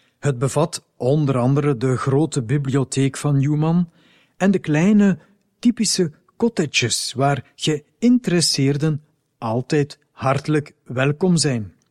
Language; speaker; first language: Dutch; native; Dutch